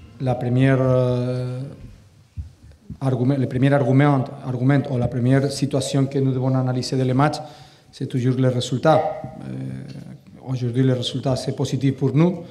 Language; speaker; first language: French; non-native, learner; Catalan